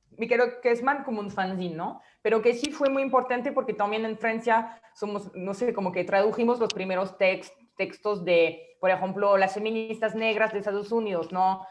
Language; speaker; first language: Spanish; non-native, fluent; French